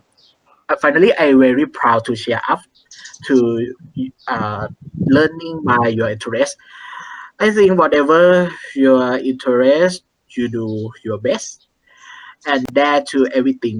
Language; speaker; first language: English; non-native, learner; Thai